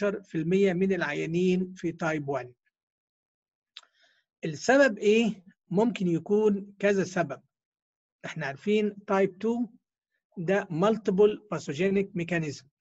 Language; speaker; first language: Arabic; native; Arabic